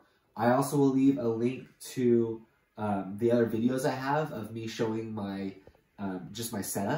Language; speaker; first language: English; native; English